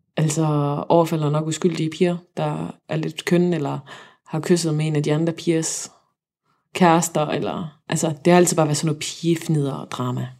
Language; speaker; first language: Danish; native; Danish